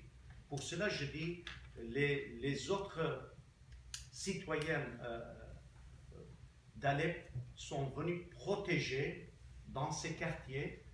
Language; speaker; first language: French; non-native, fluent; Armenian